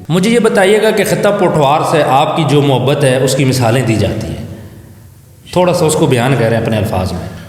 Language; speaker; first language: Urdu; non-native, local second language; Pahari-Potwari